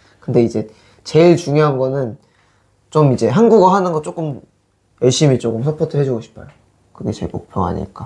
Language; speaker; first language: Korean; native; Korean